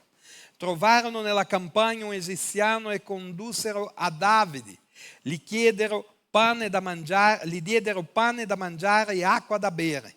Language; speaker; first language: Italian; non-native, fluent; Portuguese